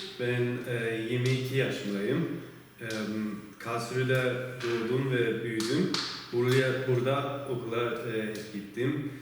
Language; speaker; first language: Turkish; early bilingual, heritage; Turkish